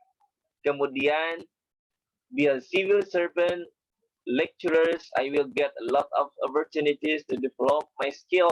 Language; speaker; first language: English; non-native, fluent; Indonesian